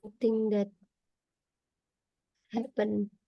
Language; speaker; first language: English; non-native, learner; Indonesian